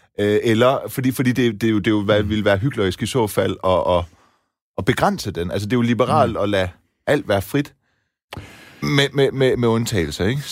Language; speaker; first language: Danish; early bilingual, other home language; Persian